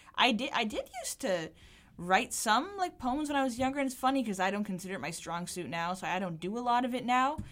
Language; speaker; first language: English; native; English